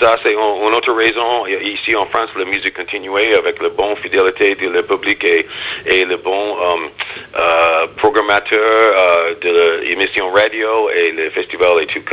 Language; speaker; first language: French; non-native, learner; English